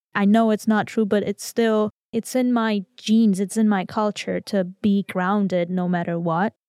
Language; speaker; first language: English; non-native, fluent; Armenian